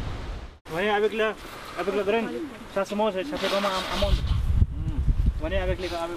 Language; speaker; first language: French; non-native, learner; Nepali